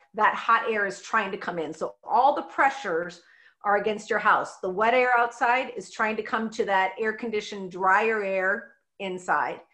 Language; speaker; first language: English; native; English